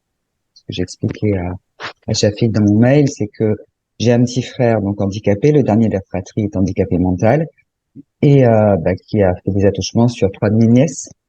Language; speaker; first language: French; native; French